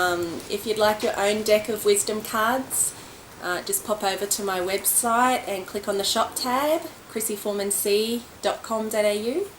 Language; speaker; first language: English; native; English